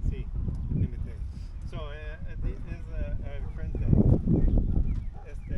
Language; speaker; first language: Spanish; non-native, learner; English